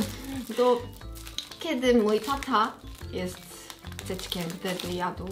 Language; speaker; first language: Polish; non-native, learner; Korean